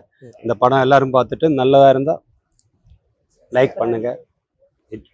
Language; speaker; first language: Tamil; non-native, learner; Malayalam